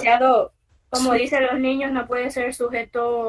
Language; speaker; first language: Spanish; native; Spanish